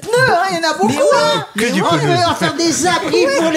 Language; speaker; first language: French; native; French